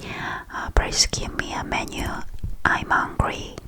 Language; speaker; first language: English; non-native, learner; Korean